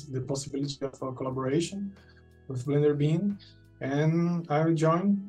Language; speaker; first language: English; non-native, fluent; Portuguese